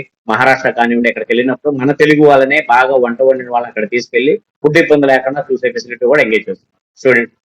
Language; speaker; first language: Telugu; native; Telugu